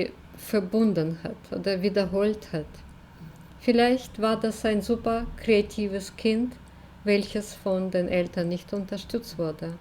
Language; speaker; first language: German; non-native, fluent; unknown